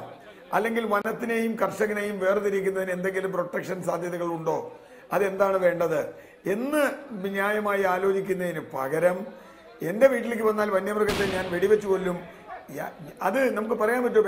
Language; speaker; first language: Malayalam; native; Malayalam